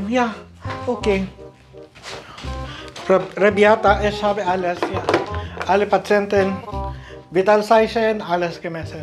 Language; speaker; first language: German; non-native, learner; Filipino